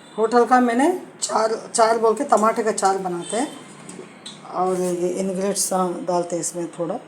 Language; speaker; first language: Hindi; non-native, local second language; Telugu